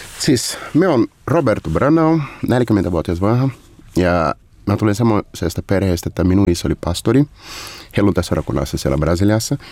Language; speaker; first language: Finnish; non-native, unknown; Portuguese